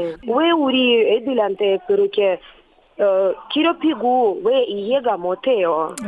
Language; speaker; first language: Korean; non-native, learner; Russian